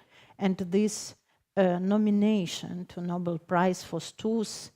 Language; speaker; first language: English; non-native, fluent; Ukrainian